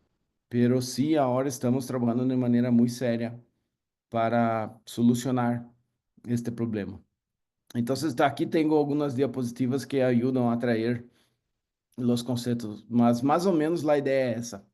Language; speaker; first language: Spanish; non-native, learner; Portuguese